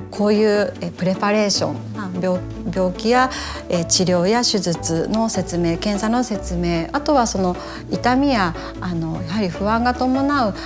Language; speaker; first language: Japanese; native; Japanese